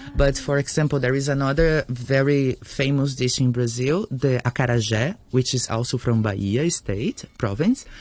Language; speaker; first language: English; non-native, fluent; Portuguese